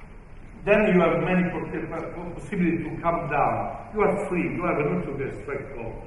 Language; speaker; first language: English; non-native, fluent; Italian